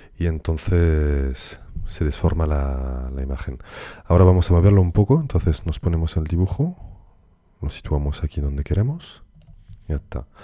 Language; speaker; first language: Spanish; early bilingual, heritage; Spanish